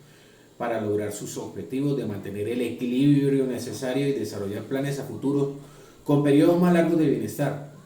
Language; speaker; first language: Spanish; native; Spanish